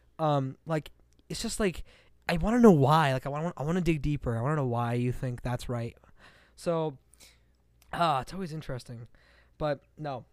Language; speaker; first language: English; native; English